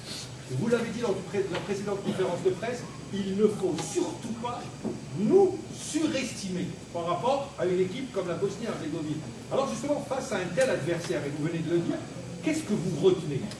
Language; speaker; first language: French; native; French